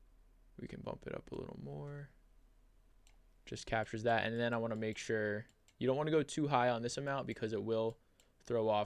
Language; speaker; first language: English; native; English